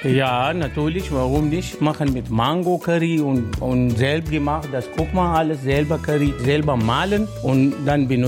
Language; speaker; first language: German; non-native, learner; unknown